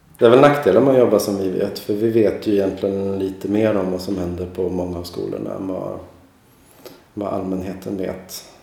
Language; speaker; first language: Swedish; native; Swedish